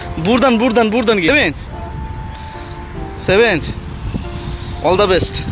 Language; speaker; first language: Turkish; non-native, learner; Bangla